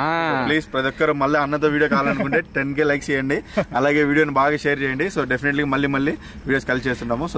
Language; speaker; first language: Telugu; native; Telugu